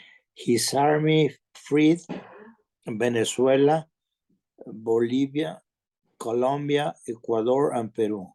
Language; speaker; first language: English; non-native, learner; Spanish